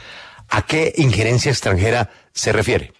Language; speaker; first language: Spanish; native; Spanish